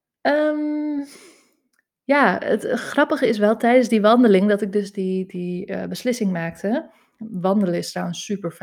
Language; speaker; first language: Dutch; native; Dutch